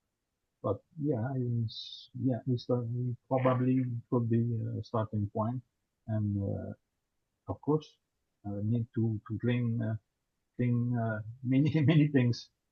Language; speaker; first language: English; non-native, learner; French